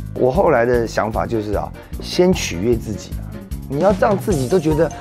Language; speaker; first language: Chinese; native; Chinese